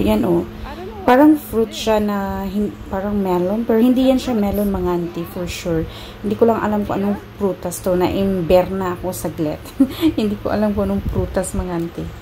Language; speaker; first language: Filipino; non-native, local second language; Cebuano